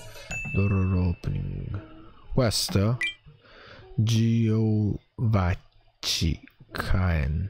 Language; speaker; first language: Italian; non-native, learner; Japanese